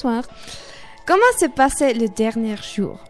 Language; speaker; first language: French; non-native, local second language; German